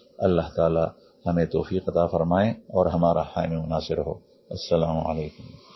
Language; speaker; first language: Urdu; non-native, local second language; Pashto